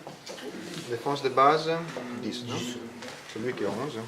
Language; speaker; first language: French; non-native, learner; Italian